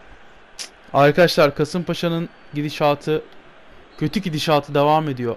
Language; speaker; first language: Turkish; native; Turkish